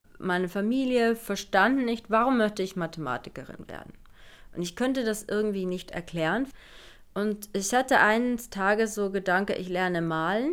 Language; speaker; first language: German; non-native, fluent; Finnish